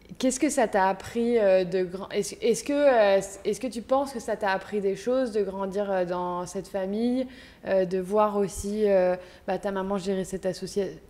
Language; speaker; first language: French; native; French